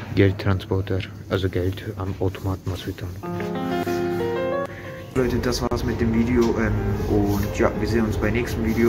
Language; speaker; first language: German; early bilingual, other home language; Turkish